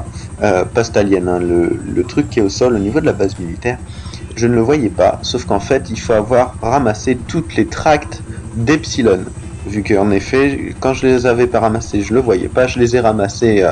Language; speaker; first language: French; native; French